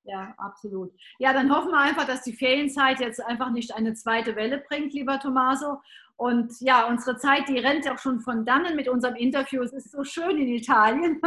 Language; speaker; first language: German; native; German